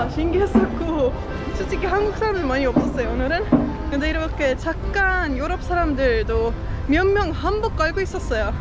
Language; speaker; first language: Korean; non-native, learner; Estonian